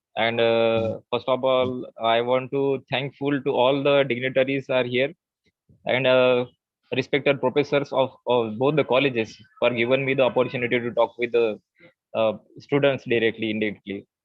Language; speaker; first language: English; non-native, local second language; Marathi